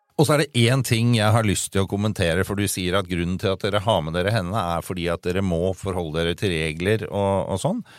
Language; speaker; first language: Norwegian; native; Norwegian